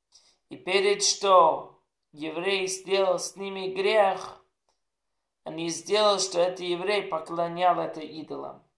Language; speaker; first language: Russian; non-native, learner; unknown